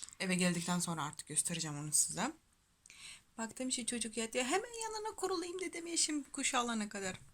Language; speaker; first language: Turkish; non-native, fluent; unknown